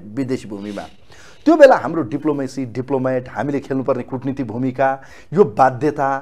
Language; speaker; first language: Nepali; native; Nepali